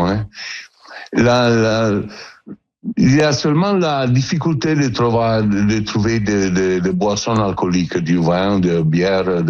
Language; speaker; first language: French; non-native, learner; Italian